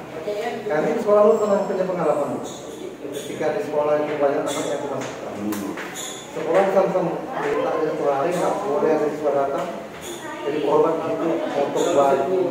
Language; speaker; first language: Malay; non-native, local second language; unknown